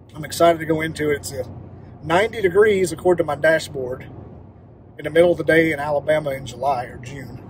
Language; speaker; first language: English; native; English